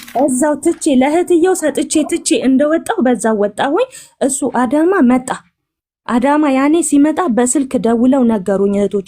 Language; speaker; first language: Amharic; native; Amharic